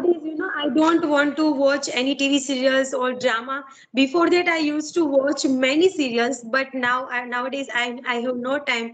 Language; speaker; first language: English; non-native, learner; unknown